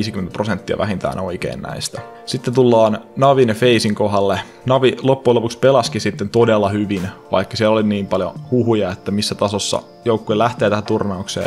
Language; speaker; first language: Finnish; native; Finnish